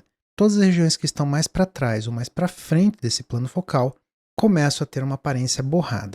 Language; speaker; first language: Portuguese; native; Portuguese